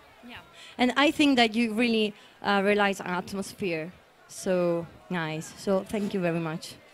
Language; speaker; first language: English; non-native, learner; Italian